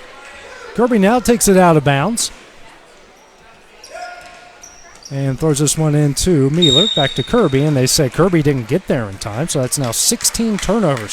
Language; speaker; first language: English; native; English